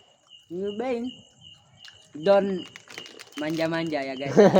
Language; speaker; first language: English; non-native, learner; Indonesian